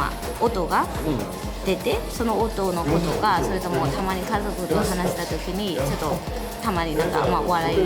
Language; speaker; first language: Japanese; non-native, fluent; Burmese